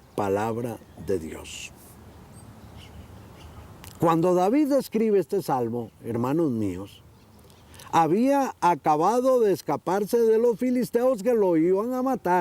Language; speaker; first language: Spanish; native; Spanish